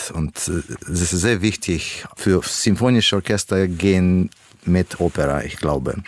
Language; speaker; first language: German; non-native, learner; Russian